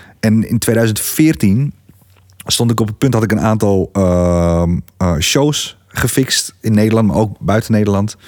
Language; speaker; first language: Dutch; early bilingual, other home language; Greek